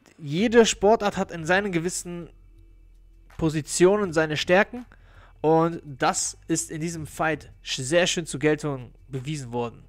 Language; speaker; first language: German; native; German